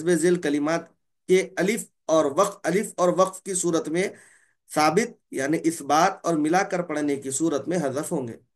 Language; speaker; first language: Urdu; native; Urdu